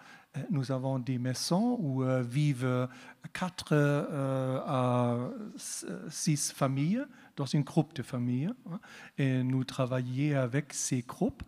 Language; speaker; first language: French; non-native, learner; German